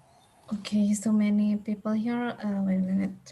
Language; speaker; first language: English; non-native, fluent; Indonesian